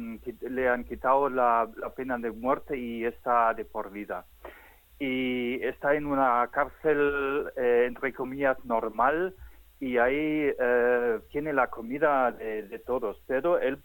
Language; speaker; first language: Spanish; non-native, fluent; German